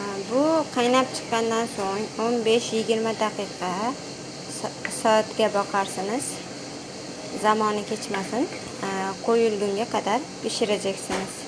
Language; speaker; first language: Turkish; non-native, learner; Uzbek